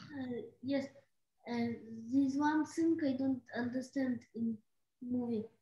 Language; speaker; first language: English; non-native, learner; Russian